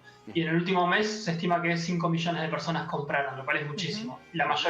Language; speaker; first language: Spanish; native; Spanish